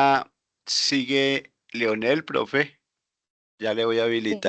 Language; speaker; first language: Spanish; native; Spanish